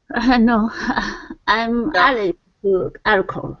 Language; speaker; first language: English; non-native, learner; Japanese